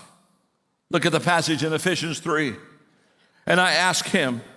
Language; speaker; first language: English; native; English